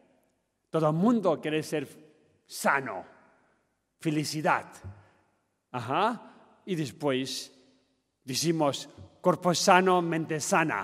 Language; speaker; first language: Spanish; non-native, learner; Tibetan